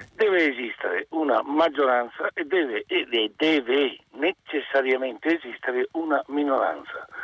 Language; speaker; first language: Italian; native; Italian